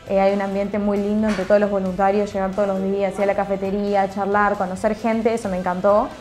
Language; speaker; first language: Spanish; native; Spanish